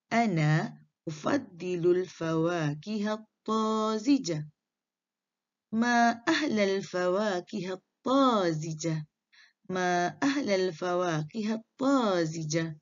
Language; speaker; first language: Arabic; non-native, fluent; Malay